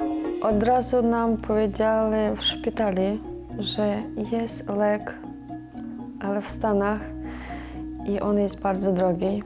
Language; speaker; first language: Polish; non-native, learner; Ukrainian